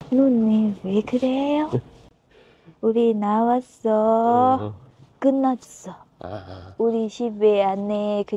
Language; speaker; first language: Korean; non-native, learner; Thai